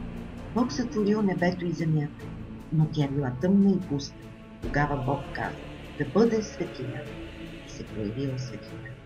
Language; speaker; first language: Bulgarian; native; Bulgarian